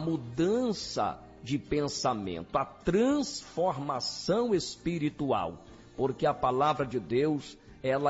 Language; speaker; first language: Portuguese; native; Portuguese